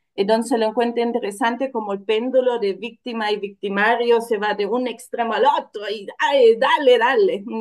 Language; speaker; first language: Spanish; non-native, fluent; German